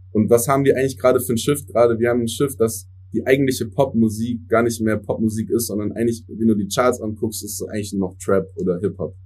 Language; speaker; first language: German; early bilingual, other home language; English